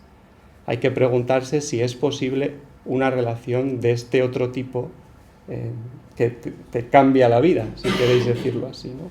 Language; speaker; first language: Spanish; native; Spanish